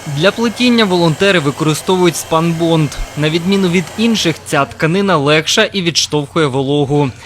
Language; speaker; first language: Ukrainian; native; Ukrainian